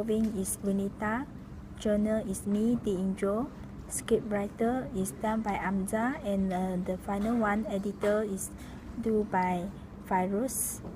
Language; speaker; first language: English; non-native, local second language; Malay